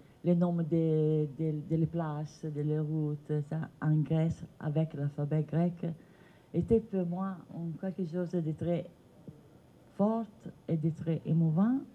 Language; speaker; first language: French; non-native, fluent; Italian